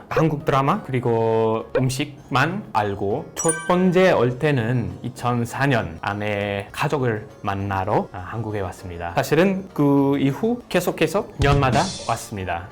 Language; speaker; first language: Korean; non-native, fluent; English